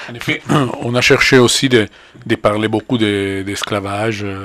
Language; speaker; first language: French; non-native, fluent; Italian